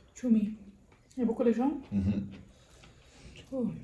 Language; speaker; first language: French; non-native, learner; Indonesian